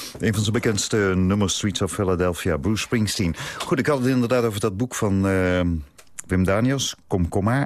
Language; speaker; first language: Dutch; native; Dutch